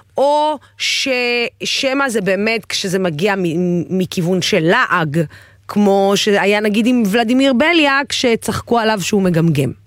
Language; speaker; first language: Hebrew; non-native, local second language; Arabic